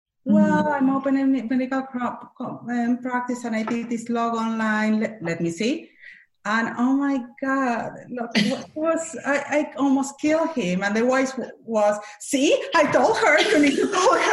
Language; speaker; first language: English; non-native, fluent; Spanish